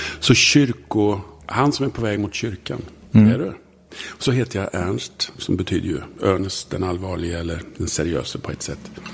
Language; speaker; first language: Swedish; early bilingual, other home language; German